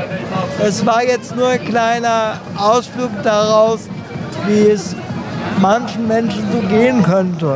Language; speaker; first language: German; native; German